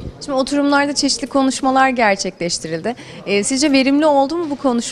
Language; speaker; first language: Turkish; native; Turkish